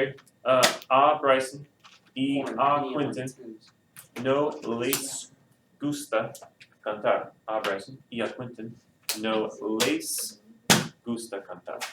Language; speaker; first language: Spanish; non-native, fluent; English